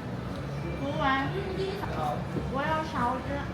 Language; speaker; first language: Chinese; non-native, fluent; Korean